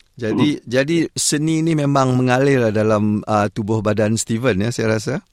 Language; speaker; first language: Malay; native; Malay